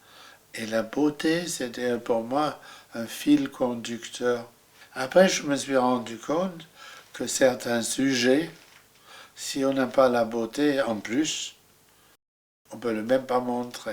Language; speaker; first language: French; non-native, fluent; German